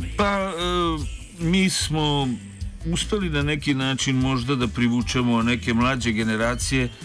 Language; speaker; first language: Serbian; non-native, local second language; Hungarian